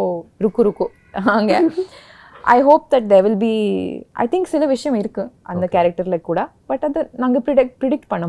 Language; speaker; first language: Tamil; non-native, local second language; Kannada